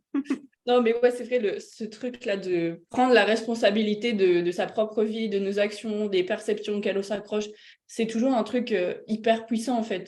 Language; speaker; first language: French; native; French